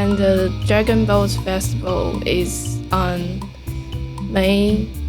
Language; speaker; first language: English; non-native, learner; Chinese